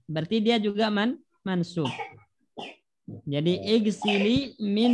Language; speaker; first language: Indonesian; native; Indonesian